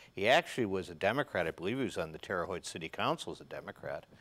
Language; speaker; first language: English; native; English